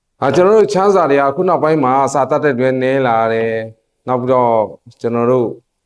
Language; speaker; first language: Burmese; non-native, local second language; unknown